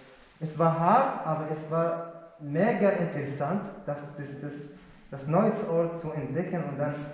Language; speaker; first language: German; non-native, learner; Arabic